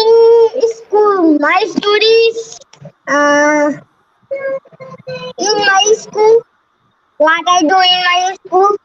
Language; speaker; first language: English; non-native, learner; Bangla